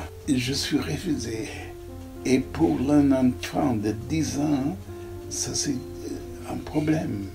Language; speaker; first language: French; non-native, learner; German